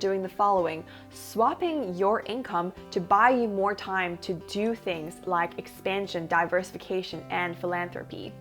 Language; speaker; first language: English; early bilingual, other home language; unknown